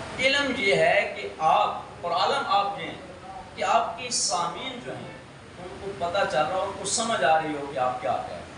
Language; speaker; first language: Urdu; non-native, local second language; Punjabi